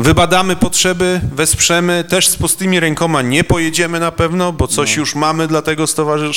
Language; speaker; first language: Polish; native; Polish